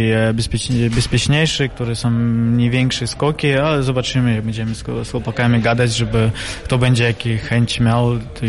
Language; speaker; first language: Polish; non-native, fluent; Russian